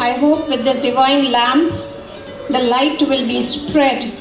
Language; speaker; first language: English; non-native, local second language; Marathi